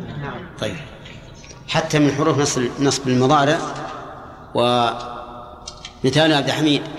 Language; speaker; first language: Arabic; native; Arabic